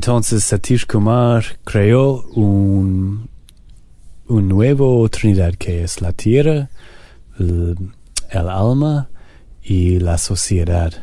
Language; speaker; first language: Spanish; non-native, learner; English